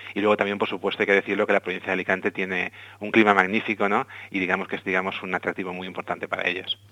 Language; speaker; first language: Spanish; native; Spanish